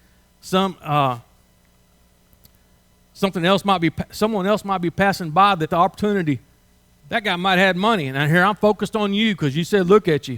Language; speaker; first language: English; native; English